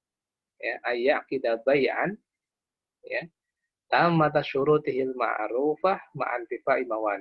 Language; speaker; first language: Arabic; non-native, fluent; Indonesian